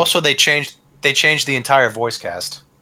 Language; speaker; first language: English; native; English